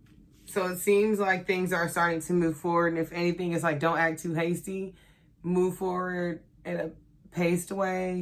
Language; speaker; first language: English; native; English